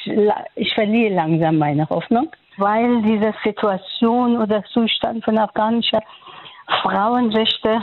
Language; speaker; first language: German; non-native, fluent; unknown